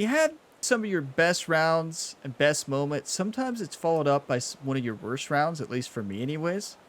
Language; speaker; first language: English; native; English